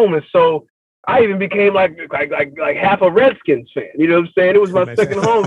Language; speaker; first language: English; native; English